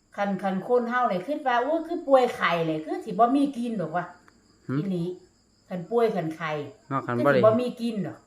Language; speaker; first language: Thai; non-native, fluent; Vietnamese